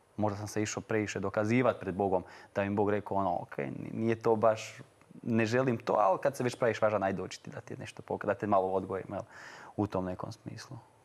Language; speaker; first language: Croatian; native; Croatian